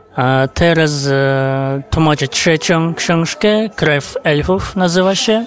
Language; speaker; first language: Polish; non-native, fluent; Kazakh